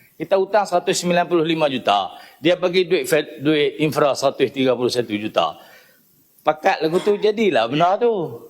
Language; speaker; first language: Malay; native; Malay